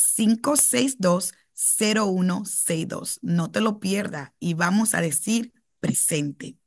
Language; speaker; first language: Spanish; native; Spanish